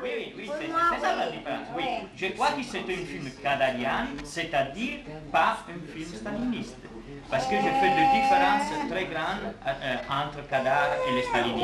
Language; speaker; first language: French; non-native, fluent; Italian